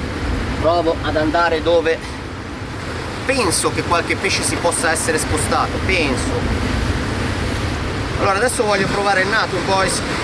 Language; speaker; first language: Italian; native; Italian